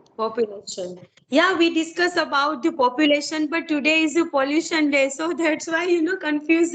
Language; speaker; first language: English; non-native, learner; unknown